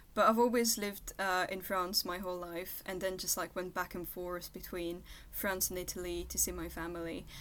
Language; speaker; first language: English; non-native, fluent; French